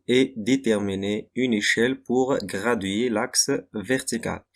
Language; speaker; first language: French; non-native, local second language; Arabic